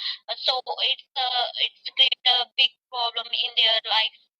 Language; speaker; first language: English; non-native, learner; Punjabi